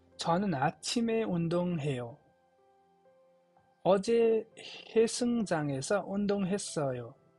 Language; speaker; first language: Korean; non-native, fluent; Nepali